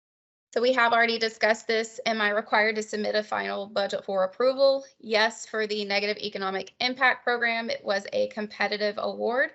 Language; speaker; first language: English; native; English